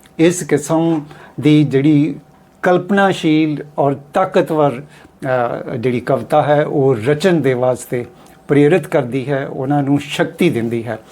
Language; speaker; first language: Punjabi; native; Punjabi